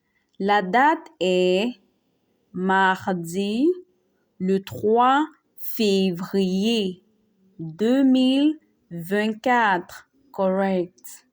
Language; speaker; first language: French; non-native, fluent; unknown